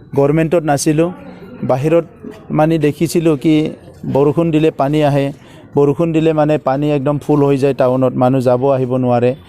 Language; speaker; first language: Assamese; non-native, local second language; Bodo